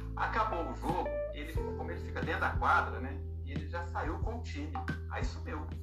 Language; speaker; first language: Portuguese; native; Portuguese